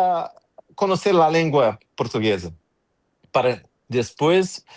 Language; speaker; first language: Spanish; non-native, fluent; Portuguese